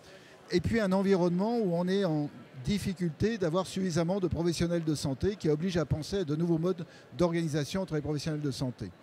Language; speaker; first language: French; native; French